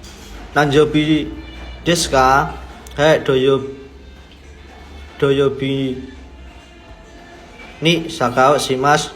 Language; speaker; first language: Japanese; non-native, learner; Indonesian